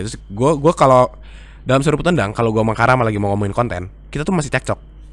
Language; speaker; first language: Indonesian; native; Indonesian